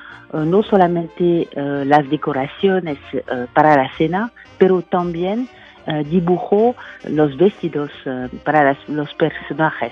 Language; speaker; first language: Spanish; non-native, fluent; French